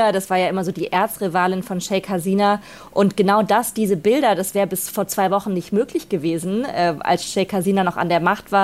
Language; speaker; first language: German; native; German